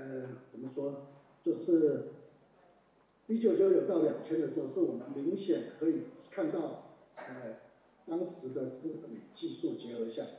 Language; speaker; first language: Chinese; native; Chinese